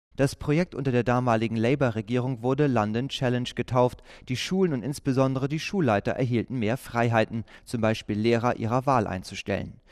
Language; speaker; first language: German; native; German